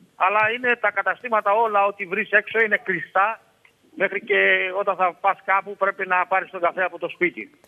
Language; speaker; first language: Greek; native; Greek